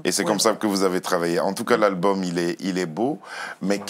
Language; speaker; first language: French; native; French